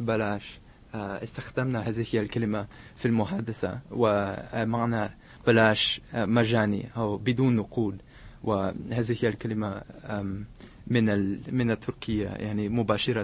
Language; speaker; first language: Arabic; non-native, fluent; English